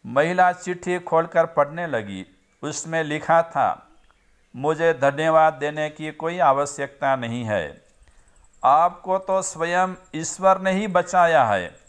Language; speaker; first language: Hindi; non-native, local second language; Gujarati